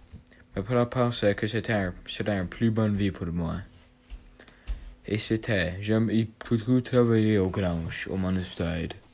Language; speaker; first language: French; non-native, learner; English